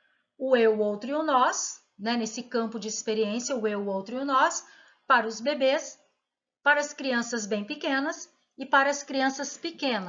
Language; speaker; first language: Portuguese; native; Portuguese